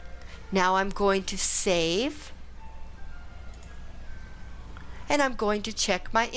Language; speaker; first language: English; native; English